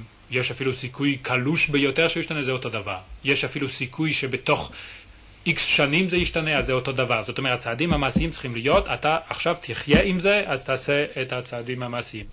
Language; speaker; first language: Hebrew; non-native, fluent; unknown